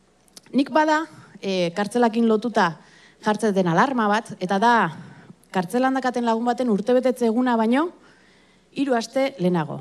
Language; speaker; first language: Basque; native; Basque